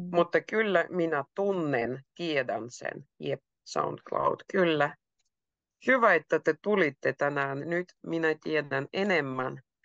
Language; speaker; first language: Finnish; native; Finnish